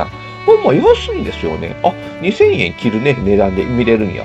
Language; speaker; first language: Japanese; native; Japanese